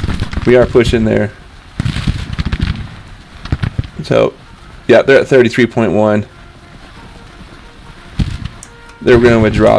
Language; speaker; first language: English; native; English